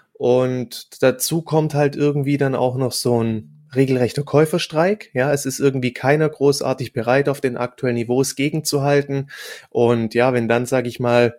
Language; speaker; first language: German; native; German